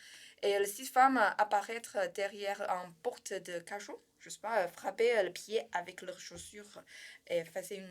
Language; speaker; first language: French; non-native, learner; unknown